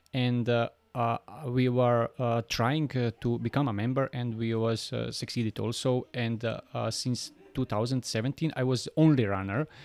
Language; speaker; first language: English; non-native, learner; Bosnian